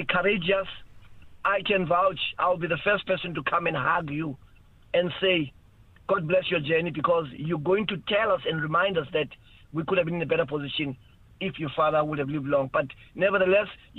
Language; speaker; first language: English; non-native, local second language; Xhosa